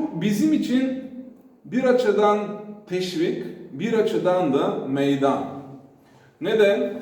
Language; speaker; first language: Turkish; non-native, fluent; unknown